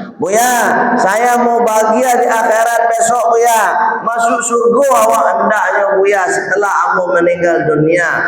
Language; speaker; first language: Malay; non-native, local second language; Minangkabau